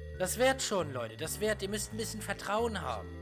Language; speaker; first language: German; native; German